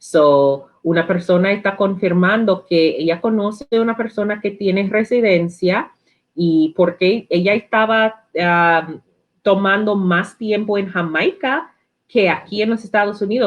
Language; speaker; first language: Spanish; non-native, learner; English